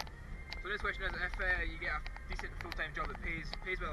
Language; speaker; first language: English; native; English